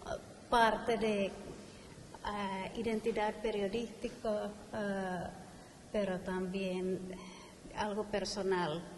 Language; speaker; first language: Spanish; non-native, fluent; Finnish